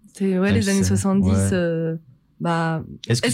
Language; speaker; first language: French; native; French